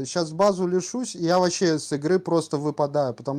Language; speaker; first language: Russian; native; Russian